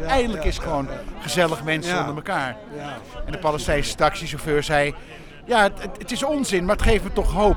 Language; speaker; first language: Dutch; native; Dutch